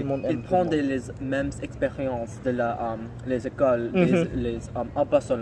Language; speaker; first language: French; non-native, learner; English